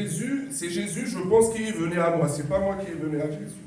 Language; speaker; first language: French; non-native, local second language; Kabyle